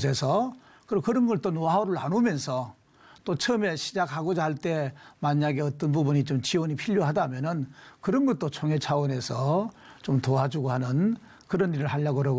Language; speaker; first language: Korean; native; Korean